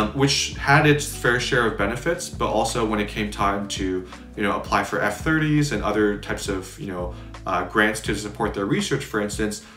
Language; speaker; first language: English; native; English